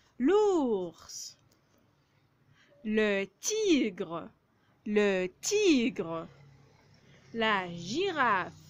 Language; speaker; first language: French; non-native, local second language; Arabic